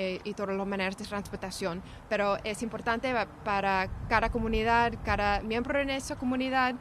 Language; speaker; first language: Spanish; non-native, learner; English